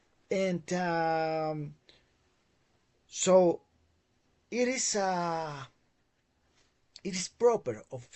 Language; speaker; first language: English; non-native, fluent; Spanish